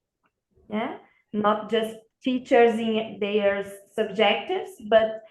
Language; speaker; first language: English; non-native, learner; Portuguese